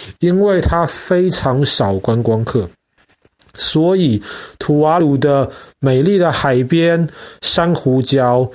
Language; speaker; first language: Chinese; native; Chinese